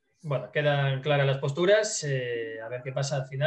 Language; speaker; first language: Spanish; native; Spanish